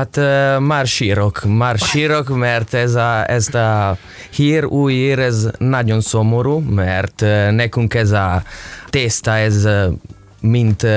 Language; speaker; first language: Hungarian; non-native, learner; Italian